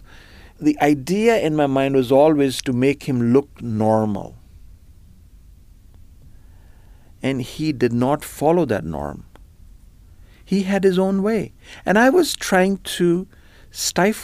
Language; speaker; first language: English; non-native, local second language; Punjabi